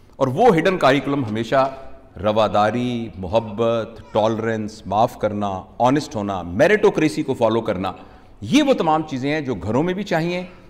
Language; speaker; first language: Urdu; non-native, local second language; Punjabi